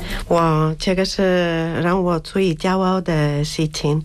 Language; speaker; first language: Chinese; non-native, learner; Spanish